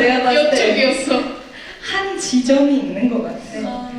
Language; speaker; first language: Korean; native; Korean